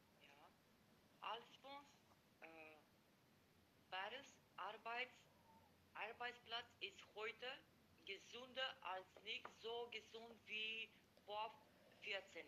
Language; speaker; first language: German; non-native, learner; Macedonian